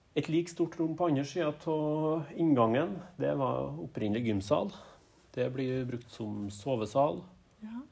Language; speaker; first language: Norwegian; native; Norwegian